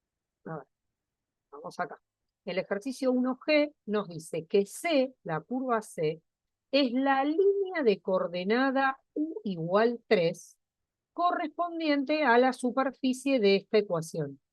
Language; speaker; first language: Spanish; native; Spanish